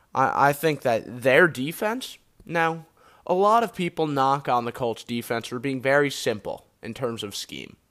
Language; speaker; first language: English; native; English